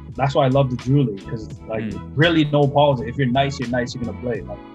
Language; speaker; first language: English; native; English